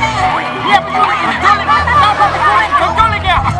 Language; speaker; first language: Indonesian; native; Indonesian